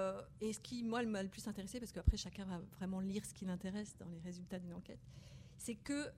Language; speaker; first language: French; native; French